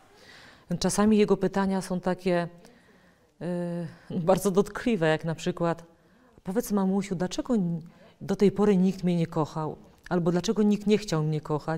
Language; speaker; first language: Polish; native; Polish